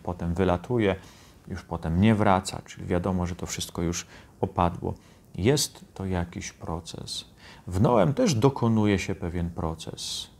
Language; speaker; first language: Polish; native; Polish